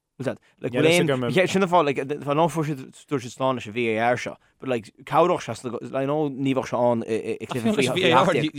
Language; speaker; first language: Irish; non-native, local second language; English